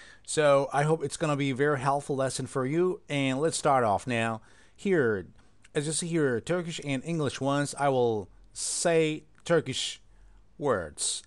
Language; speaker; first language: English; non-native, fluent; Turkish